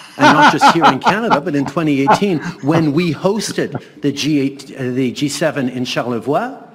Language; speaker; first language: English; early bilingual, other home language; French